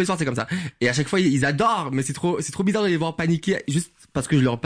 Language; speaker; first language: French; non-native, local second language; Guadeloupean Creole French